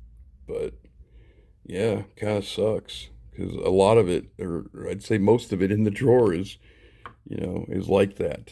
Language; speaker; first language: English; native; English